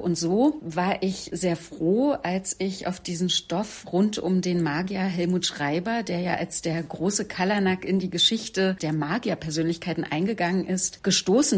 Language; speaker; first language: German; native; German